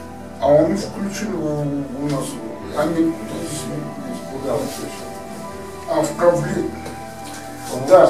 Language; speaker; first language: Russian; native; Russian